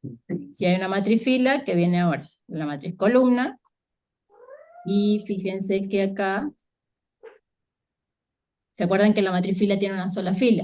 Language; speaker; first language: Spanish; native; Spanish